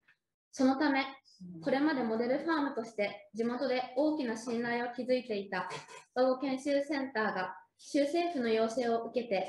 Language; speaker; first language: Japanese; native; Japanese